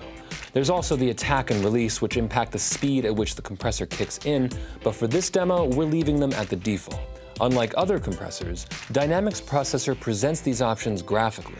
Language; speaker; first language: English; native; English